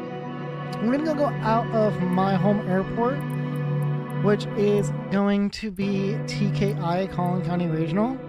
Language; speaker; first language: English; native; English